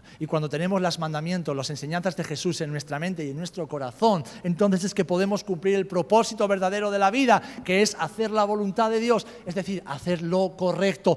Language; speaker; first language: Spanish; native; Spanish